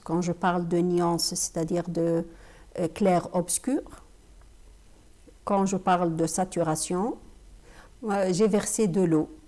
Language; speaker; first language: French; non-native, fluent; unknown